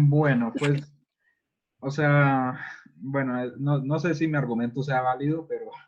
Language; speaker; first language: Spanish; native; Spanish